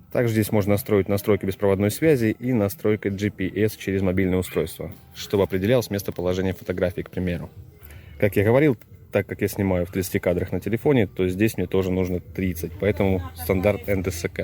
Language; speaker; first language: Russian; native; Russian